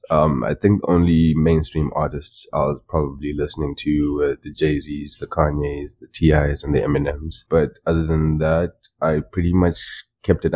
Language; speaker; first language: English; non-native, local second language; Shona